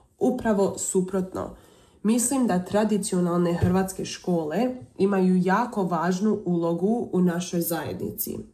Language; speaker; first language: Serbian; early bilingual, heritage; Croatian